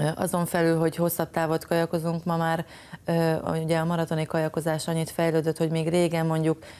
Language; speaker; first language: Hungarian; native; Hungarian